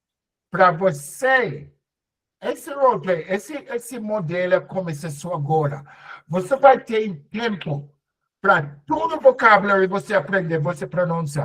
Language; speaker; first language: Portuguese; non-native, learner; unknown